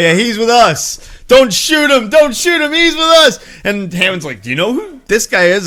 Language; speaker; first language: English; native; English